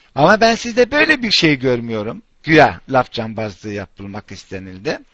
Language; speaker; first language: Turkish; non-native, fluent; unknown